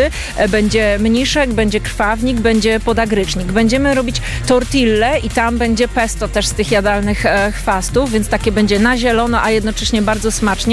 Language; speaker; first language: Polish; native; Polish